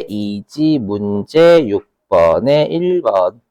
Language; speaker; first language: Korean; native; Korean